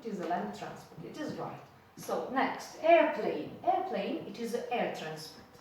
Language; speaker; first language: English; non-native, fluent; Ukrainian